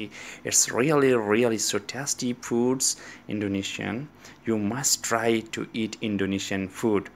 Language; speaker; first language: English; non-native, learner; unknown